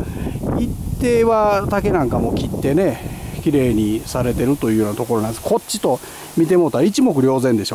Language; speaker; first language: Japanese; native; Japanese